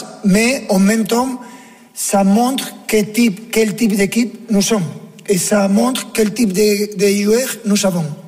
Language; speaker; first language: French; non-native, fluent; Portuguese